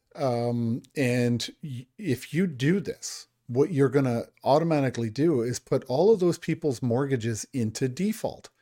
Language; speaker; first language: English; native; English